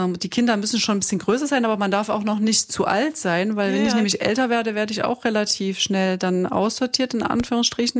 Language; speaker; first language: German; native; German